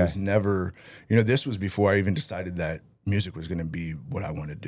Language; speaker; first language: English; native; English